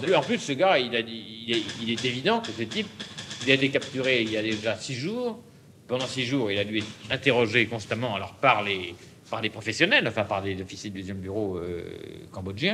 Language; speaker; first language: French; native; French